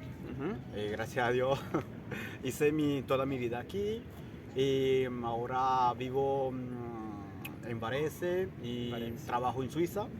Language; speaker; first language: Spanish; non-native, fluent; Italian